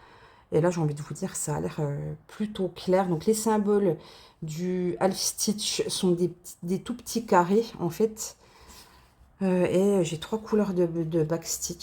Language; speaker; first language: French; native; French